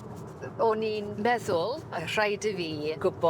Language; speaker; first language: Welsh; non-native, learner; English